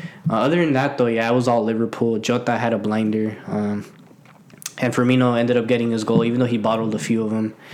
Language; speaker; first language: English; early bilingual, other home language; Spanish